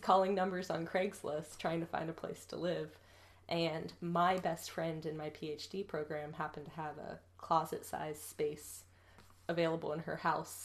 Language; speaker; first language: English; native; English